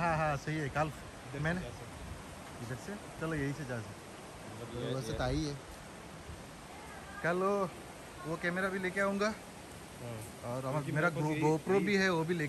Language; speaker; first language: Hindi; non-native, fluent; Bangla